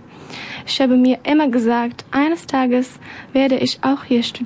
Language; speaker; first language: German; non-native, learner; Persian